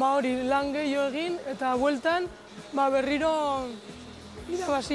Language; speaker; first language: Basque; non-native, local second language; Spanish